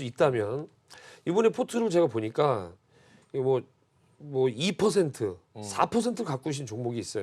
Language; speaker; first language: Korean; native; Korean